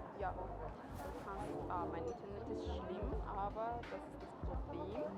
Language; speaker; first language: German; non-native, learner; Azerbaijani